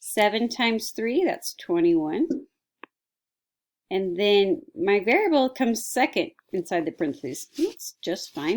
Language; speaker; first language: English; native; English